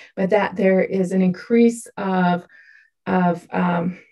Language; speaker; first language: English; native; English